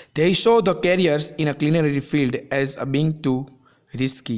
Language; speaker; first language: English; non-native, local second language; Gujarati